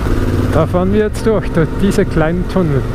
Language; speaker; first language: German; native; German